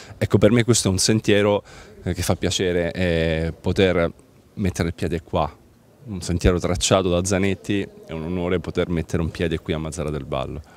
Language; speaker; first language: Italian; native; Italian